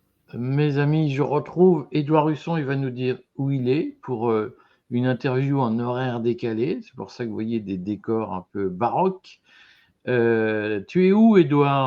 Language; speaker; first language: French; native; French